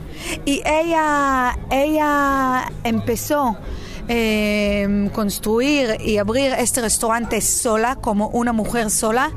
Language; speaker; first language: Spanish; non-native, fluent; Hebrew